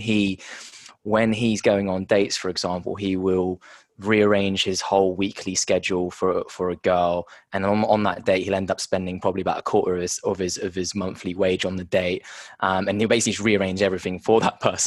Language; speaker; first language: English; native; English